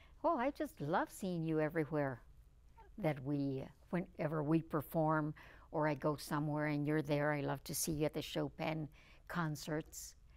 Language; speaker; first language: English; early bilingual, other home language; Spanish